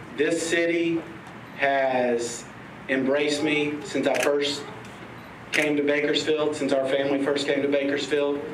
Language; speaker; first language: English; native; English